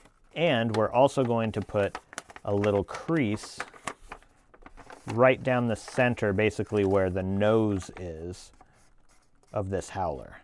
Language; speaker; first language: English; native; English